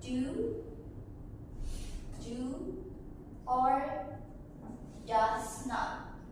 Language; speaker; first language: English; non-native, learner; Indonesian